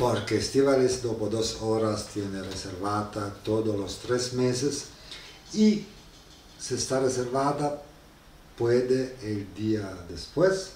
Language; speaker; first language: Spanish; non-native, learner; Italian